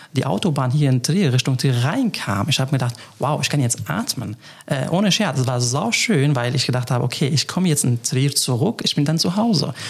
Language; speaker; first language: German; non-native, fluent; Arabic